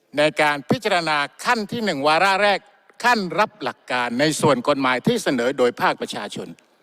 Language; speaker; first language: Thai; non-native, local second language; Malay